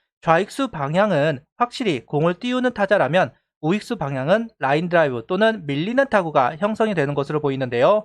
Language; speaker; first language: Korean; native; Korean